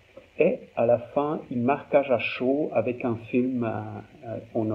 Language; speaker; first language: French; non-native, local second language; German